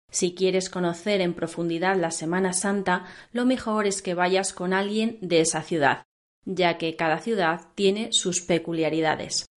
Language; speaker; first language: Spanish; native; Spanish